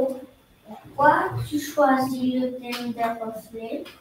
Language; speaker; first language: French; non-native, learner; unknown